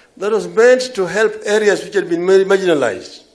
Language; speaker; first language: English; non-native, local second language; Luo (Kenya and Tanzania)